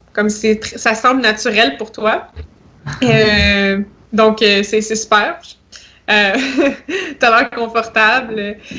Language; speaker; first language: French; native; French